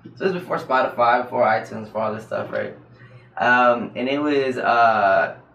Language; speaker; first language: English; native; English